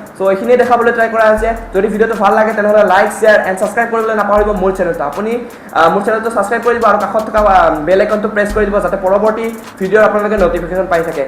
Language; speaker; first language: Assamese; native; Assamese